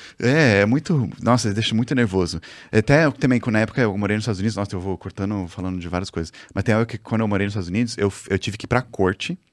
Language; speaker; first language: Portuguese; native; Portuguese